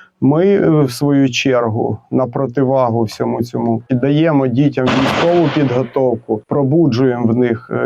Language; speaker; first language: Ukrainian; native; Ukrainian